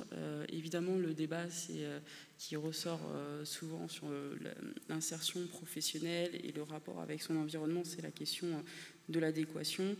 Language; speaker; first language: French; native; French